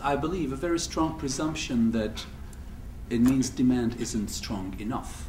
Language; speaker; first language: English; non-native, fluent; French